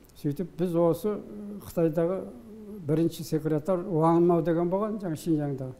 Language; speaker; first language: Kazakh; native; Kazakh